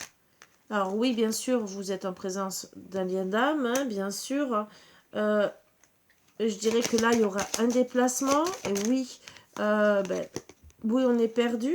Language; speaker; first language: French; native; French